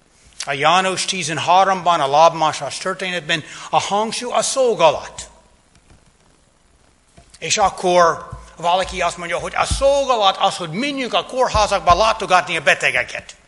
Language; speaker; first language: Hungarian; non-native, fluent; English